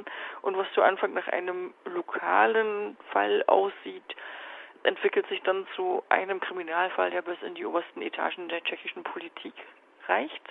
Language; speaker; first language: German; native; German